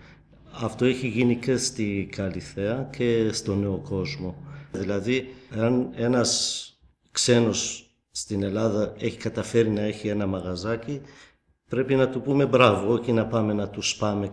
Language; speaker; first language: Greek; non-native, fluent; Kurdish